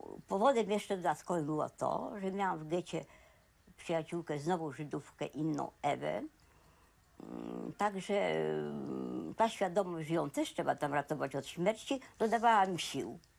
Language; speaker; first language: Polish; native; Polish